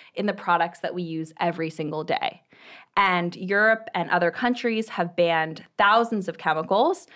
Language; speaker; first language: English; native; English